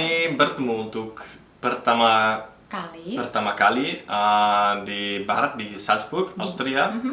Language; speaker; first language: Indonesian; non-native, learner; German